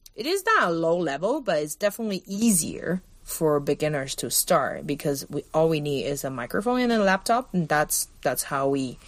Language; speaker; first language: English; non-native, fluent; Chinese